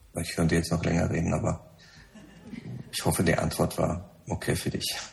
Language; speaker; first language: German; early bilingual, other home language; Persian